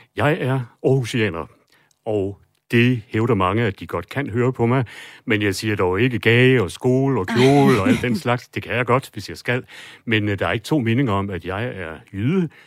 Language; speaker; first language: Danish; native; Danish